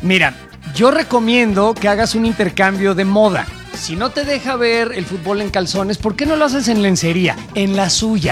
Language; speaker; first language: Spanish; native; Spanish